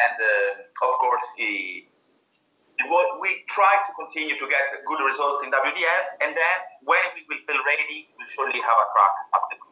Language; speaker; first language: English; non-native, fluent; Italian